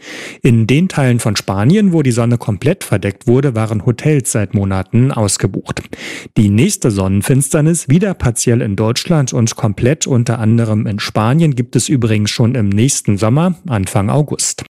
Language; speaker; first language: German; native; German